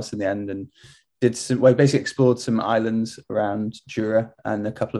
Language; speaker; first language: English; native; English